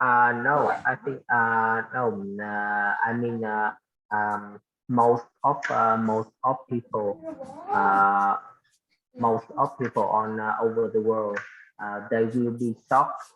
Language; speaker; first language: English; non-native, learner; Vietnamese